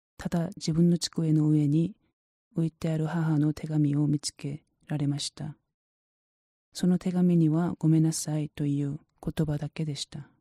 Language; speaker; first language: Japanese; non-native, learner; Korean